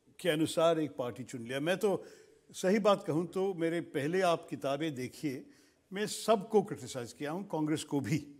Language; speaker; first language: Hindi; non-native, local second language; Malayalam